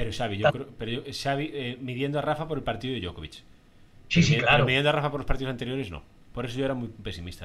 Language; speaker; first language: Spanish; native; Spanish